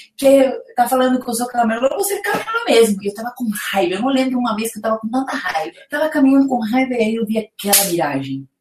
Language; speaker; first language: Portuguese; non-native, fluent; Spanish